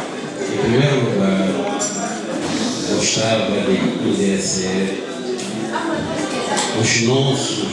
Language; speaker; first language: Portuguese; non-native, fluent; French